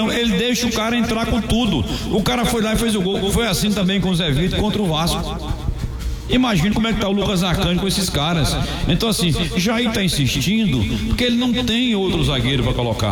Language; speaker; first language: Portuguese; native; Portuguese